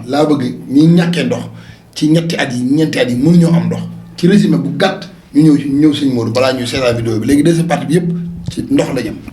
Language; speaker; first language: Wolof; native; Wolof